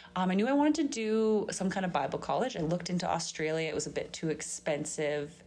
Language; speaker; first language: English; native; English